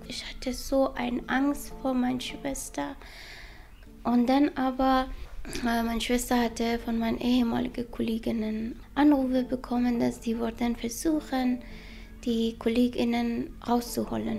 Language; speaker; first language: German; non-native, learner; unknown